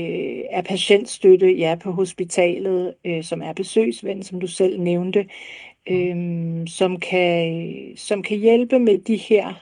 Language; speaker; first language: Danish; native; Danish